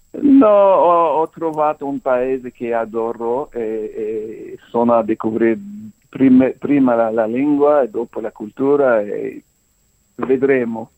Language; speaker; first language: Italian; non-native, learner; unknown